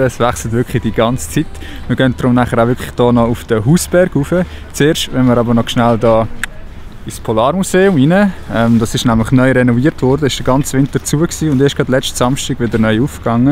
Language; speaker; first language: German; native; German